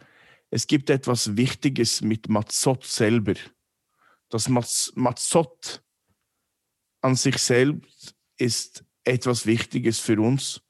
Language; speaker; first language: German; non-native, fluent; English